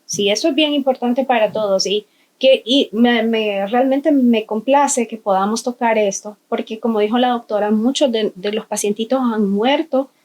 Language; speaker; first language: Spanish; native; Spanish